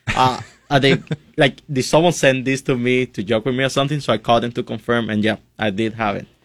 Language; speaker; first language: English; non-native, fluent; Spanish